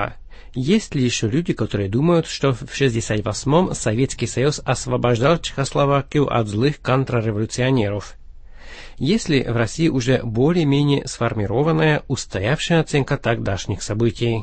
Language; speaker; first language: Russian; native; Russian